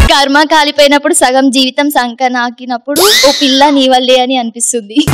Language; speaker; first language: Telugu; non-native, local second language; Hindi